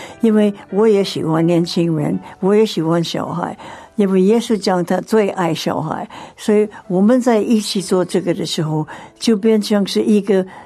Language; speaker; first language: Chinese; non-native, fluent; English